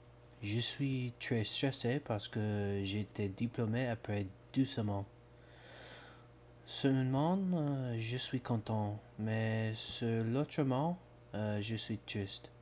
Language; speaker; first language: French; non-native, learner; English